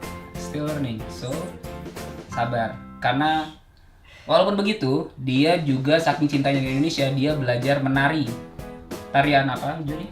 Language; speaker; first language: Indonesian; native; Indonesian